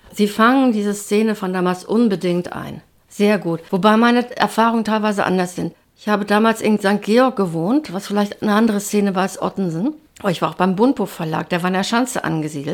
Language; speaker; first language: German; native; German